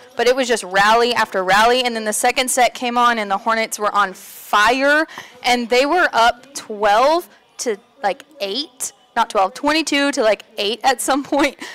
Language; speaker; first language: English; native; English